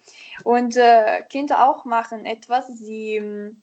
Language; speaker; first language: German; non-native, learner; Italian